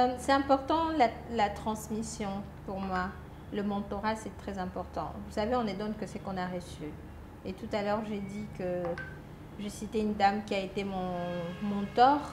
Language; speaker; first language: French; non-native, local second language; Lingala